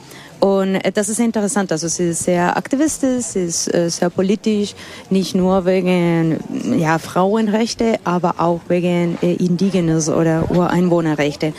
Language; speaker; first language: German; non-native, fluent; Spanish